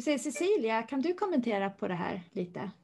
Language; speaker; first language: Swedish; native; Swedish